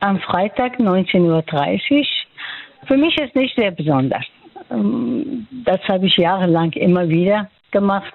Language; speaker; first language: German; non-native, fluent; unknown